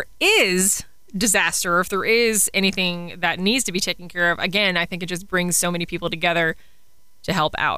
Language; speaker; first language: English; native; English